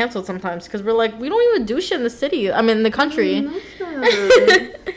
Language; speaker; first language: English; native; English